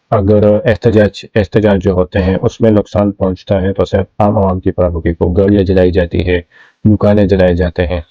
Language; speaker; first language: Urdu; non-native, local second language; Pashto